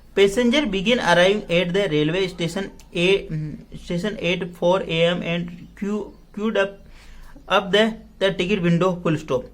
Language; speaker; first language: Hindi; native; Hindi